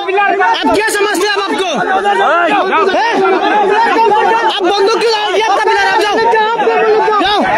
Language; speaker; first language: Hindi; non-native, learner; Bangla